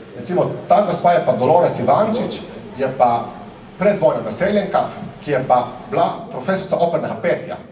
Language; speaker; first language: Slovenian; native; Slovenian